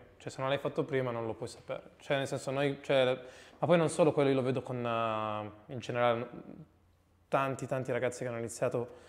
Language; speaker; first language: Italian; early bilingual, other home language; Arabic